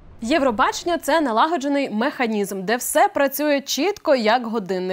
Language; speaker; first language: Ukrainian; native; Ukrainian